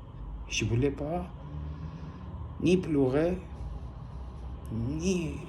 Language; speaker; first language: French; non-native, learner; Armenian